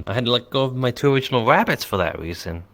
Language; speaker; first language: English; native; English